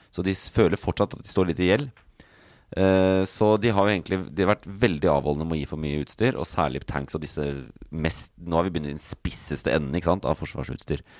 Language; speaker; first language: Norwegian; native; Norwegian